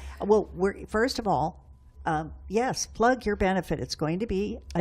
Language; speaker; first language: English; native; English